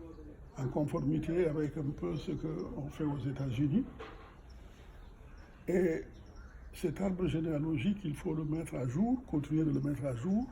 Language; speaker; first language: French; non-native, local second language; Fula